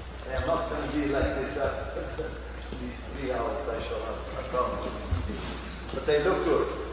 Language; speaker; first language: English; non-native, fluent; Swedish